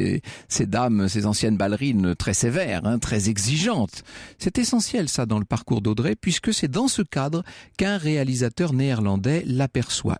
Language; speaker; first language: French; native; French